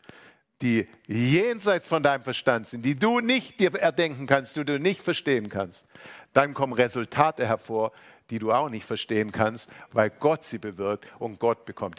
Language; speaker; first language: German; native; German